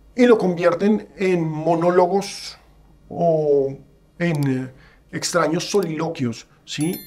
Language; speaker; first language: Spanish; native; Spanish